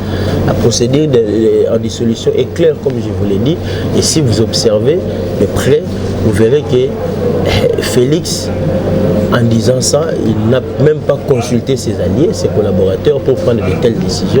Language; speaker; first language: French; non-native, local second language; Lingala